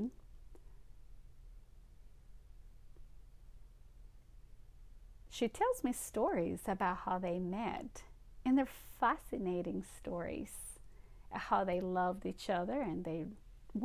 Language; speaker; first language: English; non-native, fluent; Spanish